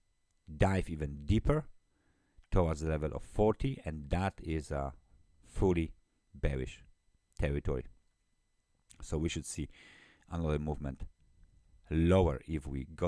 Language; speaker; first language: English; non-native, fluent; Polish